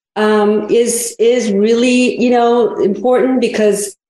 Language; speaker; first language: English; early bilingual, other home language; Korean